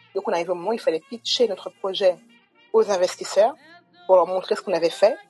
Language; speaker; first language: French; native; French